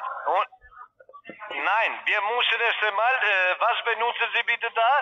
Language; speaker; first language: German; non-native, learner; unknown